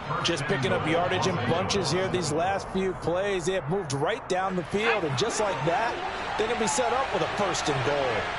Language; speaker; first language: English; native; English